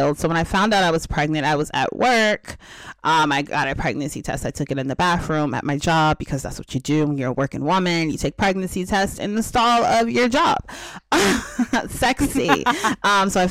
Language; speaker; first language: English; native; English